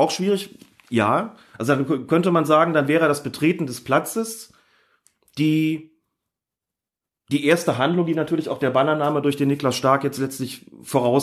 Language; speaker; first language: German; native; German